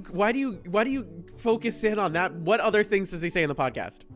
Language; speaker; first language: English; native; English